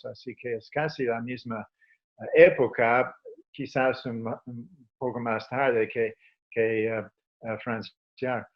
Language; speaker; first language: Spanish; non-native, fluent; English